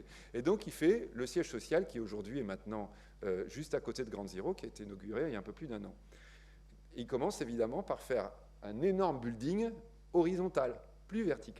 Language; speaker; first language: French; native; French